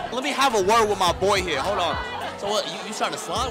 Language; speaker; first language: English; early bilingual, other home language; Chinese